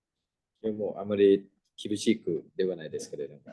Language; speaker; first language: Japanese; non-native, fluent; Thai